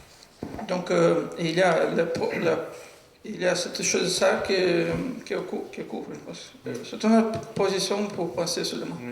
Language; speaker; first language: French; non-native, learner; Portuguese